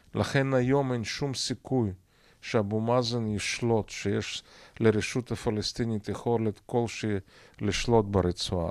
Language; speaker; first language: Hebrew; non-native, fluent; Russian